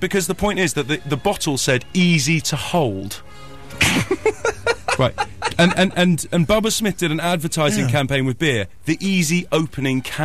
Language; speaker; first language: English; native; English